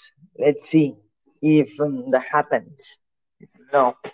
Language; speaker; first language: English; non-native, learner; Catalan